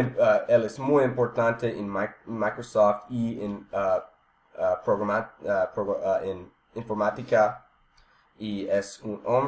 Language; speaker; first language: Spanish; non-native, learner; English